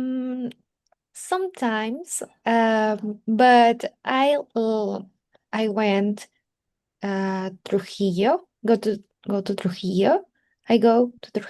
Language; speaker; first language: English; non-native, learner; Spanish